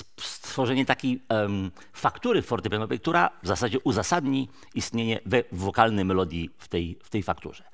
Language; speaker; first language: Polish; native; Polish